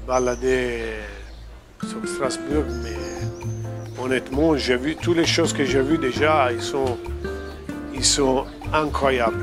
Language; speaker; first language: French; non-native, fluent; Italian